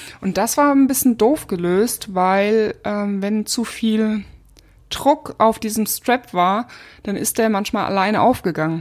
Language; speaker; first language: German; native; German